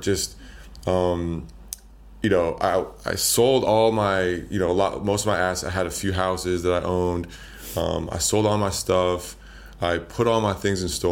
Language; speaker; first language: English; native; English